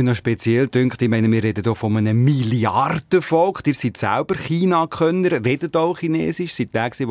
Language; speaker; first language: German; native; German